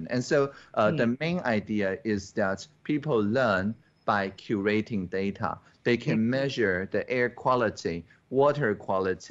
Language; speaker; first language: English; non-native, fluent; Chinese